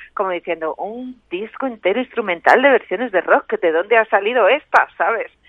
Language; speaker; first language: Spanish; native; Spanish